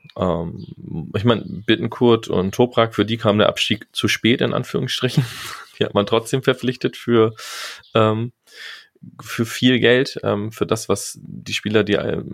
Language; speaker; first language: German; native; German